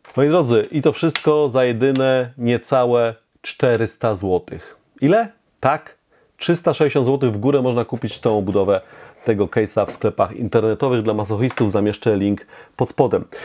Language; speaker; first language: Polish; native; Polish